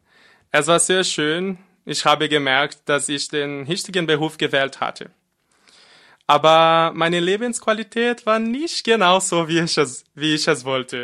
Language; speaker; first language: German; non-native, fluent; Portuguese